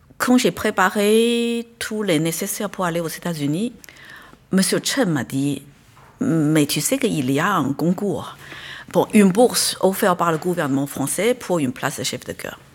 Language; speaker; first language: French; non-native, fluent; Chinese